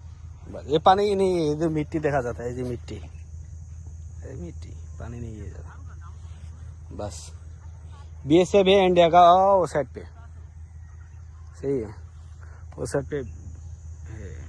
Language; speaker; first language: Hindi; non-native, learner; Bangla